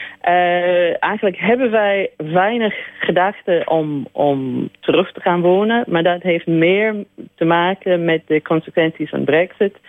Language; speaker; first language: Dutch; non-native, learner; English